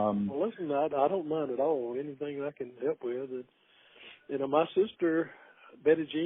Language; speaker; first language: English; native; English